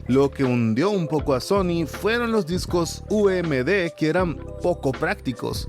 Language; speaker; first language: Spanish; native; Spanish